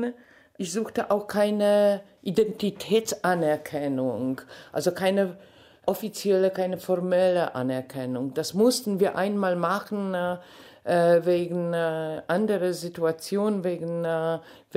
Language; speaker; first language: German; non-native, fluent; Polish